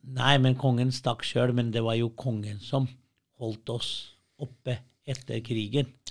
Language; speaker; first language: Norwegian; early bilingual, other home language; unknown